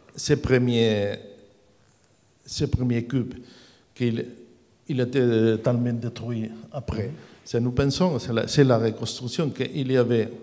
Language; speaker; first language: French; non-native, learner; Spanish